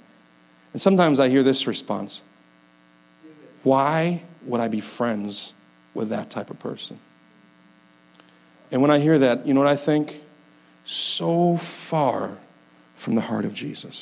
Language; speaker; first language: English; native; English